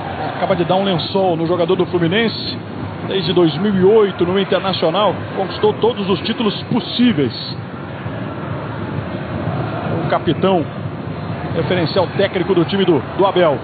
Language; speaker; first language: Portuguese; native; Portuguese